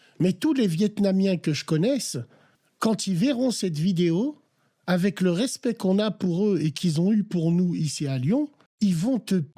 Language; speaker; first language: French; early bilingual, other home language; Arabic